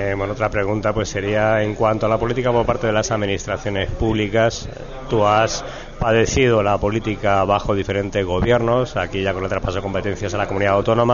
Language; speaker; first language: Spanish; native; Spanish